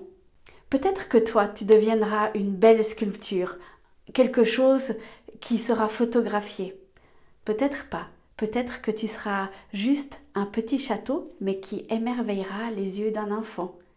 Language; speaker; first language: French; native; French